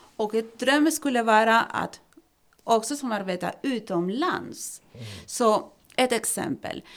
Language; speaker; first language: Swedish; non-native, fluent; Spanish